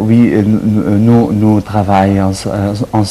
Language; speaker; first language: French; non-native, learner; Arabic